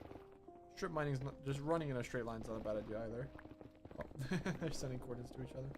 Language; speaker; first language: English; native; English